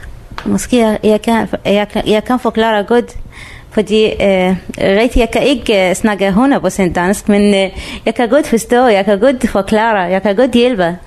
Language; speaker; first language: Danish; non-native, learner; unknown